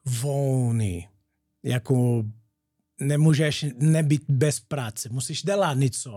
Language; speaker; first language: Czech; non-native, learner; Portuguese